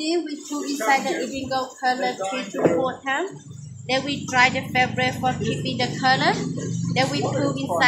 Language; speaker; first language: English; non-native, learner; Hmong